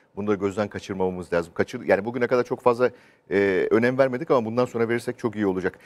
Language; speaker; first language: Turkish; native; Turkish